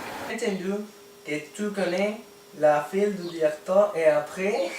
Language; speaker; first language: French; non-native, learner; Spanish